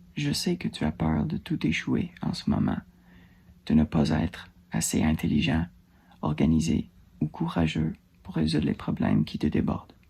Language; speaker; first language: French; non-native, learner; English